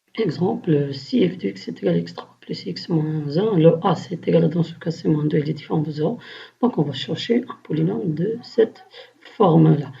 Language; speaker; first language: French; non-native, local second language; Arabic